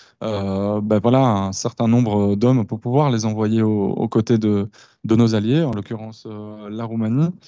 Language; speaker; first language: French; native; French